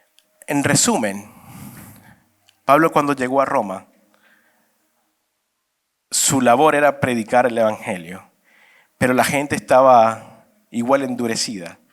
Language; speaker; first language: Spanish; native; Spanish